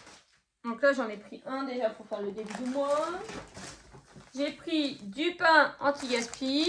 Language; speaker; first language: French; native; French